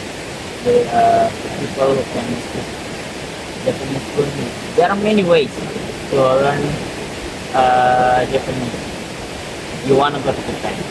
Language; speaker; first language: English; non-native, learner; Indonesian